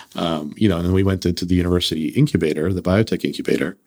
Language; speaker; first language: English; early bilingual, other home language; Russian